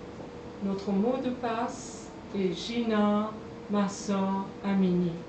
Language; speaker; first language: French; non-native, fluent; Persian